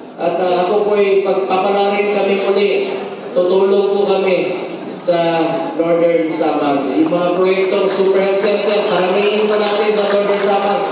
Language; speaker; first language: Filipino; non-native, local second language; Cebuano